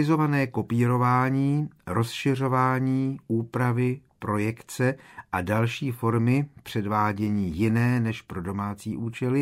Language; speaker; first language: Czech; native; Czech